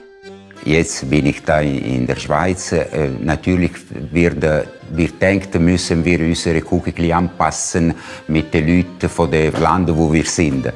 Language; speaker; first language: German; non-native, fluent; Italian